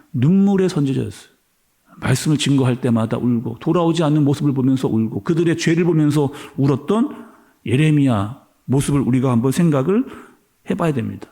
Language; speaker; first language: Korean; native; Korean